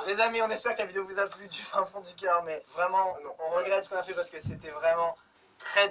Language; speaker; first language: French; native; French